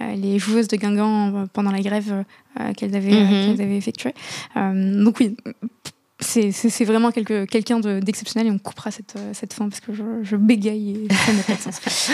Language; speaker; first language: French; non-native, local second language; Arabic